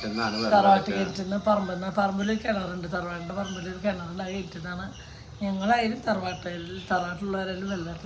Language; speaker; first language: Malayalam; native; Malayalam